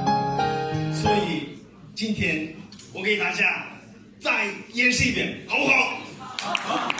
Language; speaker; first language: Chinese; non-native, fluent; Kyrgyz